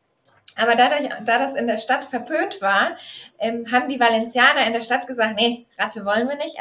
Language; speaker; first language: German; native; German